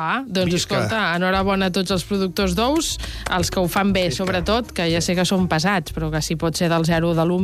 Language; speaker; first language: Catalan; native; Catalan